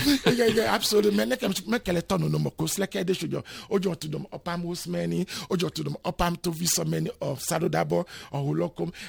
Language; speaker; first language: Hungarian; non-native, fluent; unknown